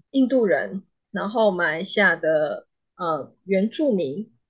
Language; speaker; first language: Chinese; native; Chinese